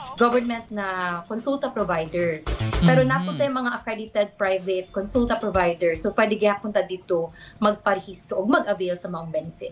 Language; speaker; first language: Cebuano; native; Cebuano